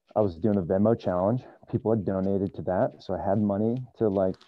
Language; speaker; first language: English; native; English